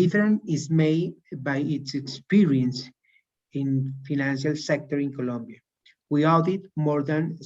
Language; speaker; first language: English; non-native, learner; Spanish